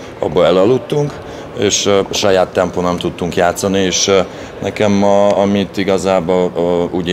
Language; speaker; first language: Hungarian; non-native, fluent; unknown